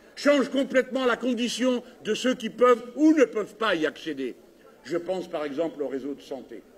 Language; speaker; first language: French; native; French